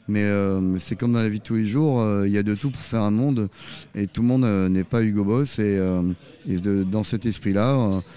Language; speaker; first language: French; native; French